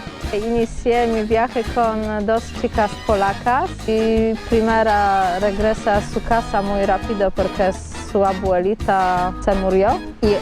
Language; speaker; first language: Spanish; non-native, learner; Polish